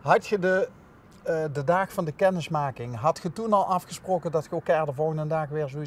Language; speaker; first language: Dutch; native; Dutch